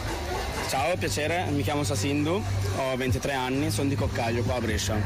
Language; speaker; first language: Italian; early bilingual, other home language; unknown